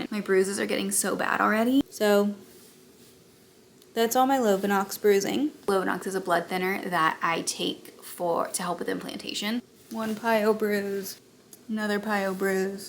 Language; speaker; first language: English; native; English